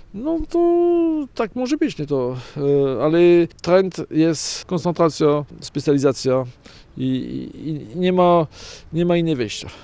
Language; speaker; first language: Polish; non-native, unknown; French